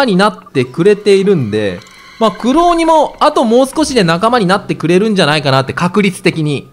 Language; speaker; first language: Japanese; native; Japanese